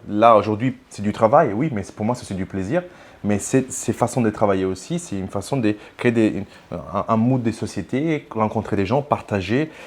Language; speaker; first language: French; non-native, fluent; Italian